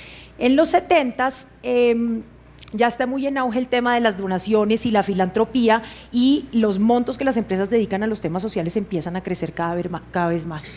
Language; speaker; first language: Spanish; native; Spanish